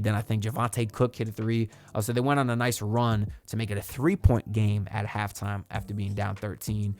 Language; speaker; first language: English; native; English